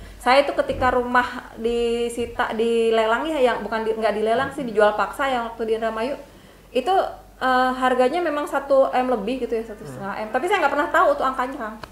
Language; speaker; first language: Indonesian; native; Indonesian